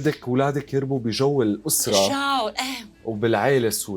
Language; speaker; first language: Arabic; native; Arabic